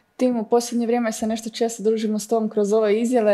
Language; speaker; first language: Serbian; native; Serbian